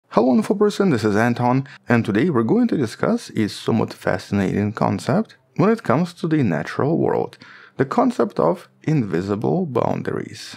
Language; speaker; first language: English; non-native, fluent; Russian